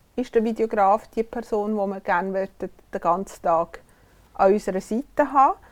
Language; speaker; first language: German; native; German